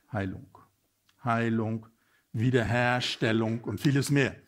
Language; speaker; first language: German; non-native, fluent; Afrikaans